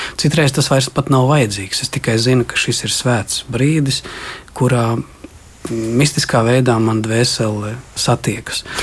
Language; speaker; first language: Latvian; native; Latvian